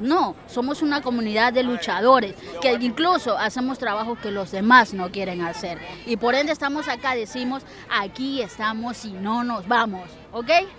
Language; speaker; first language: Spanish; native; Spanish